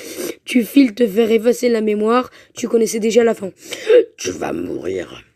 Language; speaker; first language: French; native; French